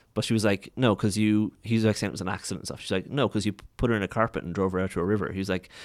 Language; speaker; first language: English; native; English